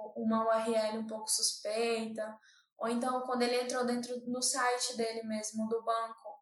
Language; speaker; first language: Portuguese; native; Portuguese